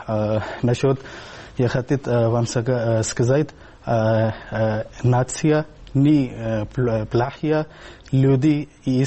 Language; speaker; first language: Russian; non-native, learner; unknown